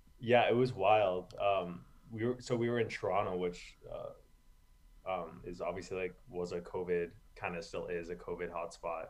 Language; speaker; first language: English; native; English